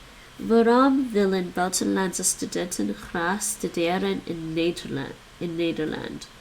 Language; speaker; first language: Dutch; non-native, learner; English